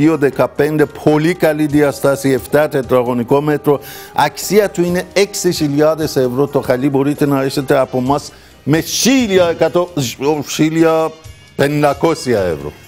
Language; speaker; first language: Greek; non-native, fluent; Persian